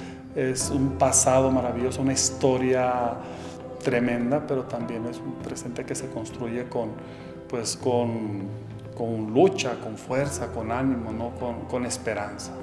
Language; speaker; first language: Spanish; native; Spanish